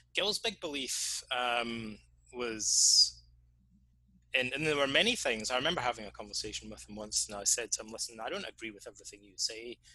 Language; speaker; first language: English; native; English